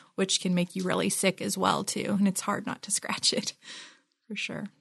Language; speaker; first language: English; non-native, local second language; Filipino